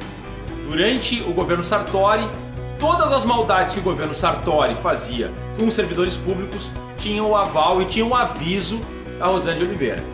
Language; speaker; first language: Portuguese; native; Portuguese